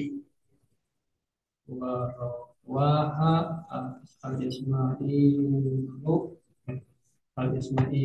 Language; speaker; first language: Arabic; non-native, learner; Indonesian